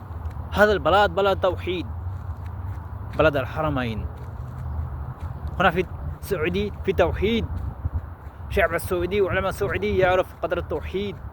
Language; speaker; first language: Arabic; non-native, learner; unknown